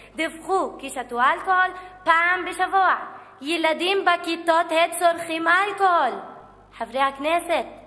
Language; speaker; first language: Hebrew; non-native, local second language; Arabic